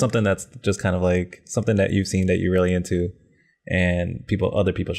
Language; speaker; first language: English; native; English